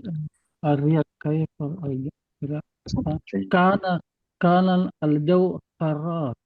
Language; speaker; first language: Arabic; non-native, learner; Indonesian